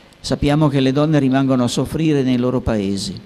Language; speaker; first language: Italian; native; Italian